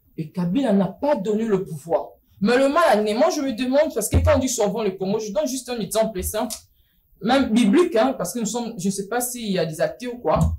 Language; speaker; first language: French; non-native, local second language; Lingala